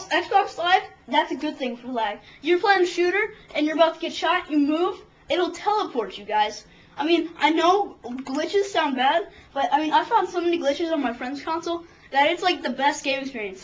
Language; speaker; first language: English; native; English